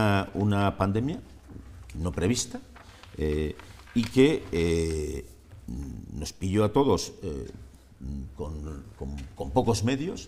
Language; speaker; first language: Spanish; native; Spanish